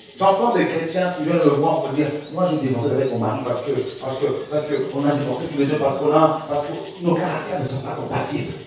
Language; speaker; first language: French; non-native, local second language; Lingala